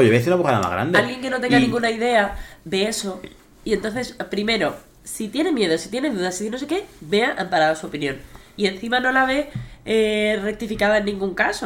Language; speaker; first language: Spanish; native; Spanish